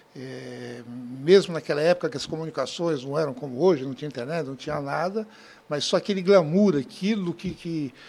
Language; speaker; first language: Portuguese; early bilingual, other home language; Spanish